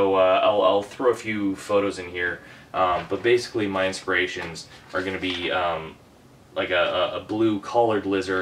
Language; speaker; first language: English; native; English